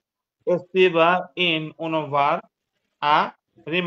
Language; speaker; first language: Italian; non-native, learner; Bangla